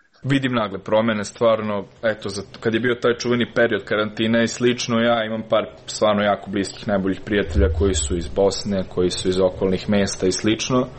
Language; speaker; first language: Serbian; native; Serbian